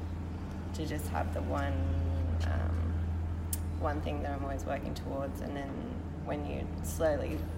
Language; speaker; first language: English; native; English